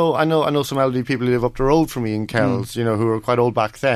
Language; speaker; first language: English; native; English